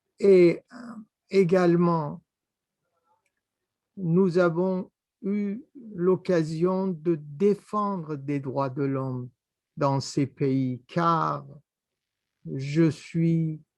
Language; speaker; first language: French; non-native, fluent; Persian